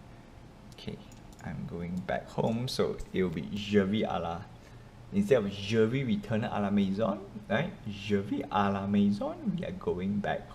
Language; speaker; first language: French; non-native, learner; English